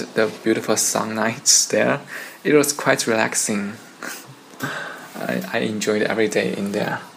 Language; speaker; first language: English; non-native, fluent; Chinese